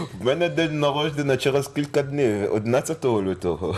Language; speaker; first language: Ukrainian; non-native, fluent; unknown